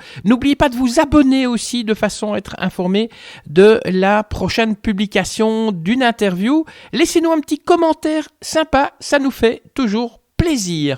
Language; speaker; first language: French; native; French